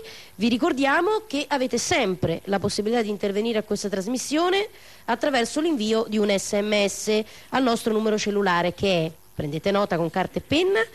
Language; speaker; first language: Italian; native; Italian